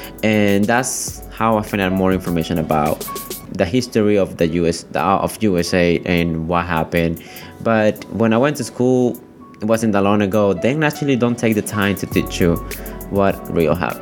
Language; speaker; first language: English; early bilingual, other home language; Spanish